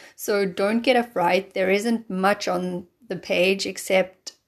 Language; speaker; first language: English; native; English